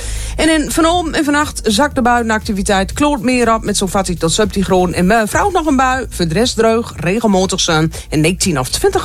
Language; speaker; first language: Dutch; native; Dutch